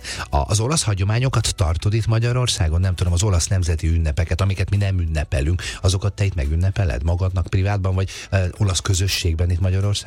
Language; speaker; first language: Hungarian; native; Hungarian